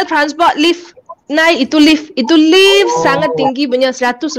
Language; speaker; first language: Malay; non-native, local second language; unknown